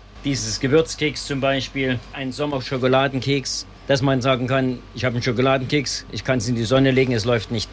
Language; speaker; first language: German; native; German